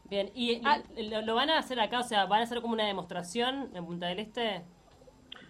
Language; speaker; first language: Spanish; native; Spanish